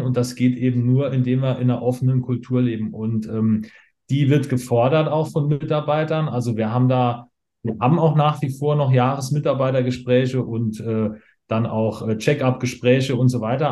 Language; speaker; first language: German; native; German